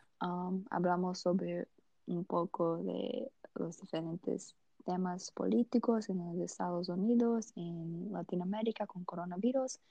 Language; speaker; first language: Spanish; non-native, learner; Portuguese